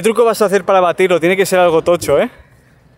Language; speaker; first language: Spanish; native; Spanish